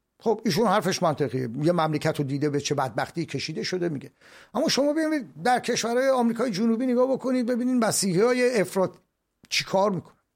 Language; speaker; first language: Persian; native; Persian